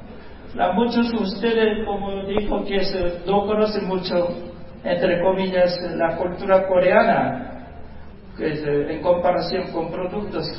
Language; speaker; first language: Spanish; non-native, fluent; Korean